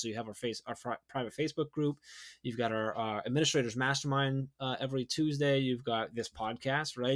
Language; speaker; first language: English; native; English